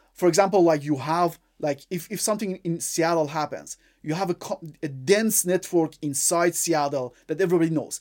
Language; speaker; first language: English; non-native, fluent; Persian